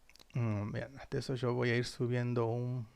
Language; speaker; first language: Spanish; native; Spanish